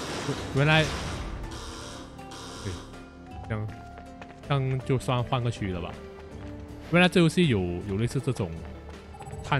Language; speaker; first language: Chinese; native; Chinese